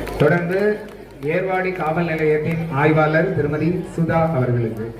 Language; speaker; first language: Tamil; native; Tamil